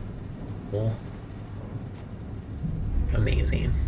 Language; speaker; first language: English; native; English